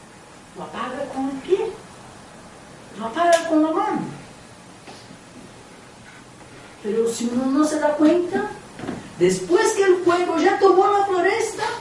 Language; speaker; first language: Spanish; non-native, fluent; Portuguese